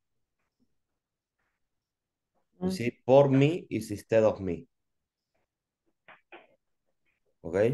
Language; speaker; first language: English; non-native, learner; Spanish